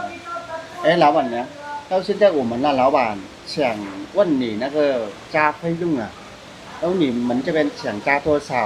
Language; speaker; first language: Chinese; non-native, fluent; Vietnamese